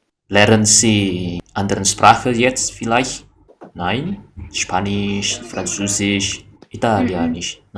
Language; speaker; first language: German; non-native, learner; Indonesian